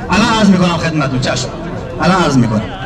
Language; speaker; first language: Persian; non-native, local second language; Kurdish